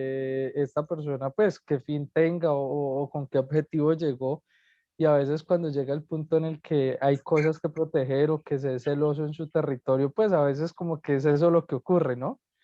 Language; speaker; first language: Spanish; native; Spanish